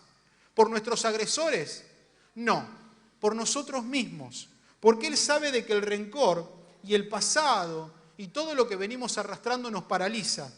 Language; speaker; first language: Spanish; native; Spanish